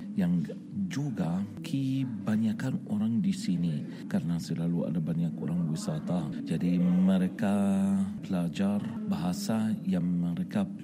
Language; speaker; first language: Indonesian; non-native, fluent; Arabic